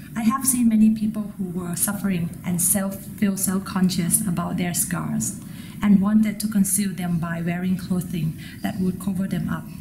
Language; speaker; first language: English; non-native, fluent; Thai